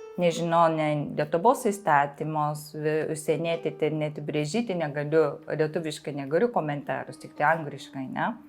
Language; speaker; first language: Lithuanian; non-native, fluent; Japanese